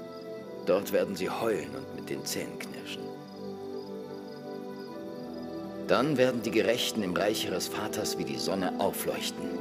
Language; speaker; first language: German; native; German